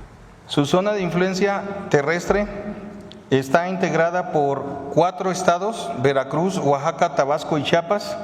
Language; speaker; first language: Spanish; native; Spanish